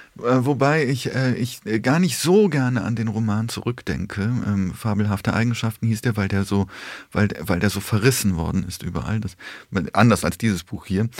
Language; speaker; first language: German; early bilingual, other home language; Polish